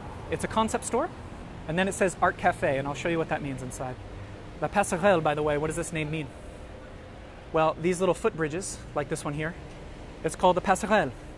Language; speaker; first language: English; native; English